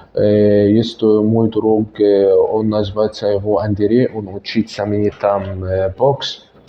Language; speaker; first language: Russian; non-native, learner; Arabic